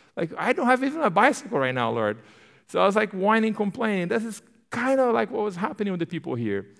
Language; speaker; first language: English; non-native, fluent; Portuguese